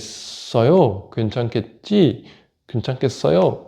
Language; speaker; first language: Korean; non-native, fluent; French